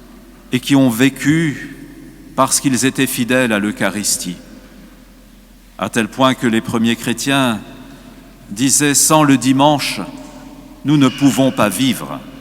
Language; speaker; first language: French; native; French